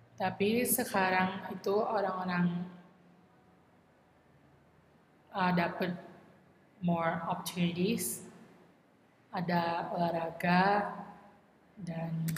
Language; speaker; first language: Indonesian; non-native, learner; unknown